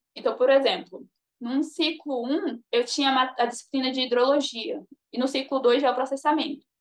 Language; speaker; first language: Portuguese; native; Portuguese